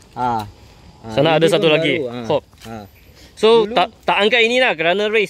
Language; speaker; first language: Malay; non-native, local second language; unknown